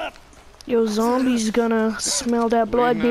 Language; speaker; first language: English; native; English